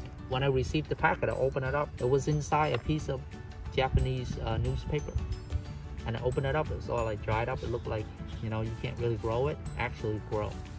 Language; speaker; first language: English; non-native, fluent; Vietnamese